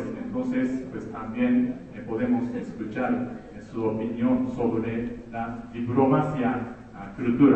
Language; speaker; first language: Spanish; non-native, fluent; Japanese